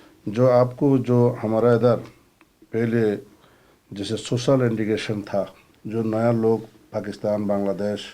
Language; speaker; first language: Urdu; non-native, fluent; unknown